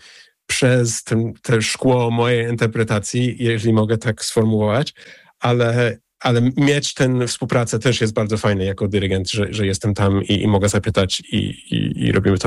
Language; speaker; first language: Polish; non-native, fluent; English